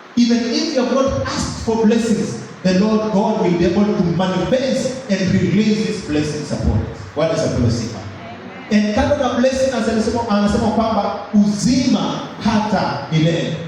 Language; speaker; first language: English; non-native, local second language; Swahili